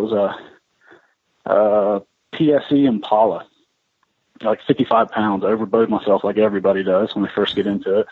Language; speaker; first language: English; native; English